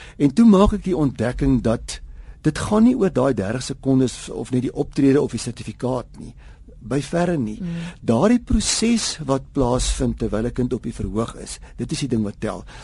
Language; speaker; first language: Afrikaans; native; Afrikaans